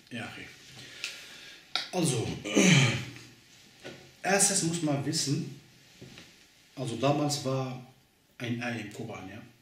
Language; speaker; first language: German; non-native, learner; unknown